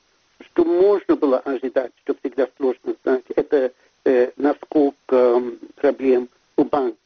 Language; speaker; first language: Russian; non-native, fluent; Swedish